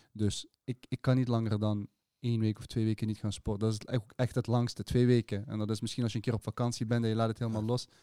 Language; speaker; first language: Dutch; early bilingual, other home language; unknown